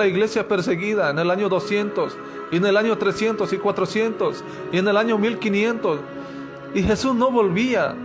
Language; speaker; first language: Spanish; native; Spanish